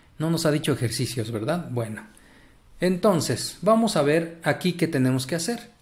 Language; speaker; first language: Spanish; native; Spanish